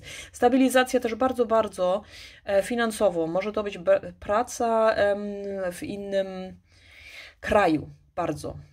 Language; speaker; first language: Polish; early bilingual, heritage; Polish